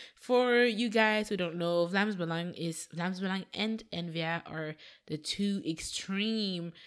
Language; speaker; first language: English; non-native, fluent; Dutch